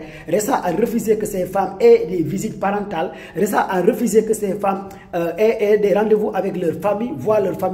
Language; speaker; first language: French; non-native, local second language; Wolof